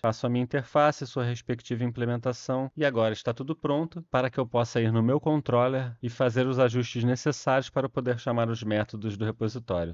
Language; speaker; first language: Portuguese; native; Portuguese